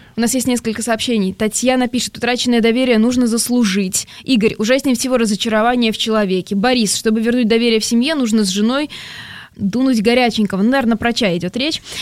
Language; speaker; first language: Russian; native; Russian